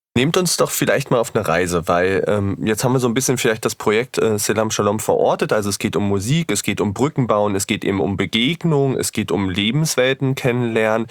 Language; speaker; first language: German; native; German